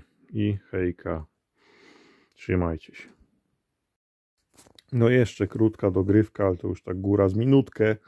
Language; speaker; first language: Polish; native; Polish